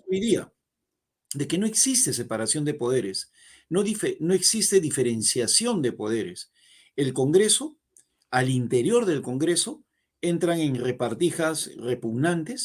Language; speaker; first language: Spanish; native; Spanish